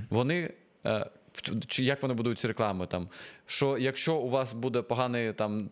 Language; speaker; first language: Ukrainian; non-native, local second language; Russian